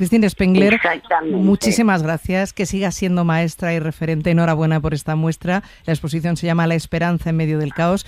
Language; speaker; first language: Spanish; native; Spanish